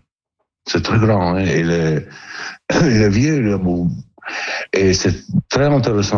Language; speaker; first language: French; non-native, learner; Italian